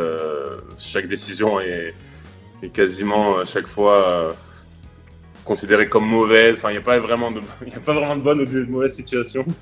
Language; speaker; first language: French; native; French